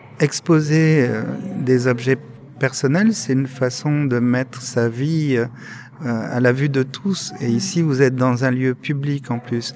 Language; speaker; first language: French; native; French